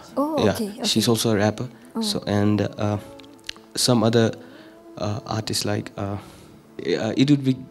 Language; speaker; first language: English; non-native, fluent; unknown